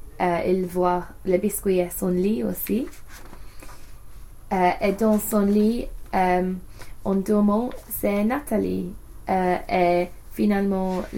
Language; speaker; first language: French; non-native, learner; English